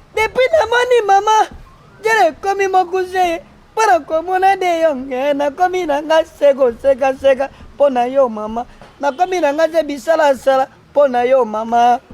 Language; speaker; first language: Lingala; native; Lingala